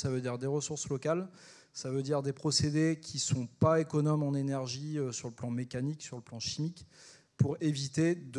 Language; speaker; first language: French; native; French